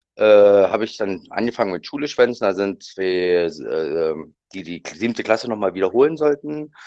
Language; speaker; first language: German; native; German